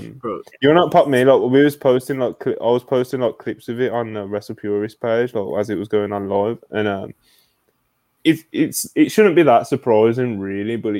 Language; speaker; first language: English; native; English